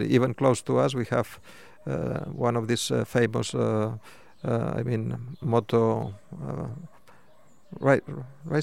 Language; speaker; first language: English; non-native, fluent; Spanish